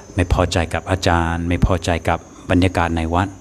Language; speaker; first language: Thai; non-native, fluent; English